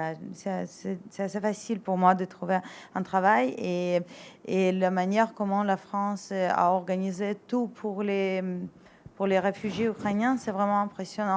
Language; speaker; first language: French; non-native, fluent; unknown